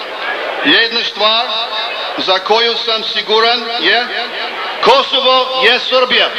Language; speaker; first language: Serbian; non-native, learner; English